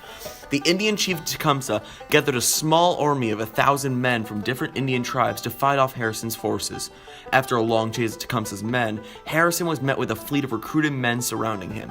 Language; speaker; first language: English; native; English